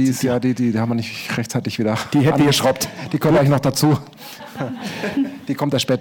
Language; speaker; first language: German; native; German